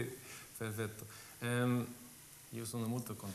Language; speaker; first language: Italian; non-native, fluent; Swedish